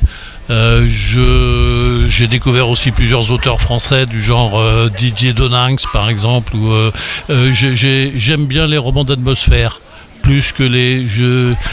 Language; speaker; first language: French; native; French